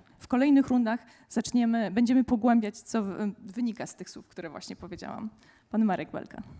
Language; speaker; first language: Polish; native; Polish